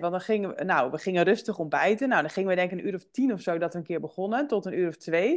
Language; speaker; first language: Dutch; native; Dutch